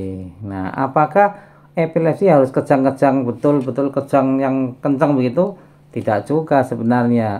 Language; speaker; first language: Indonesian; native; Indonesian